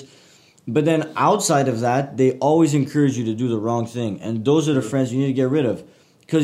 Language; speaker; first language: English; native; English